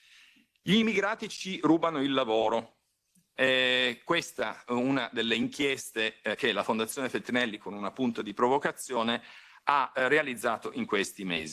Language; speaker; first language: Italian; native; Italian